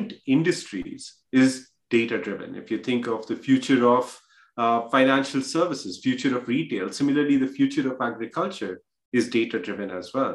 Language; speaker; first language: English; non-native, local second language; Hindi